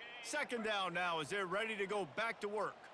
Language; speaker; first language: English; native; English